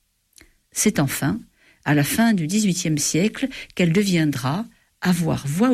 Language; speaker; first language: French; native; French